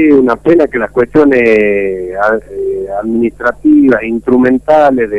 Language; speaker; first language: Spanish; native; Spanish